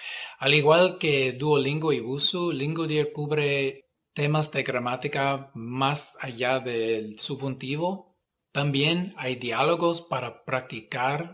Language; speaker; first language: Spanish; non-native, fluent; English